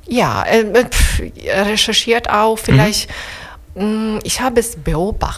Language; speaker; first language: German; non-native, fluent; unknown